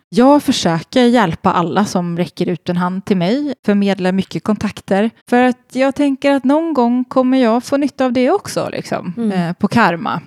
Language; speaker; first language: Swedish; native; Swedish